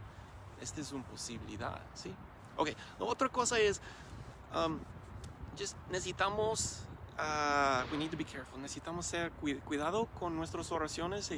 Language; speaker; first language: Spanish; non-native, learner; English